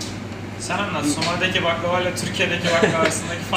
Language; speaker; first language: Turkish; native; Turkish